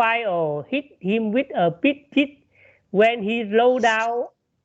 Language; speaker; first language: English; non-native, learner; Vietnamese